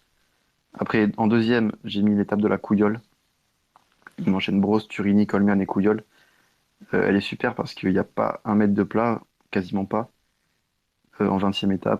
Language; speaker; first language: French; native; French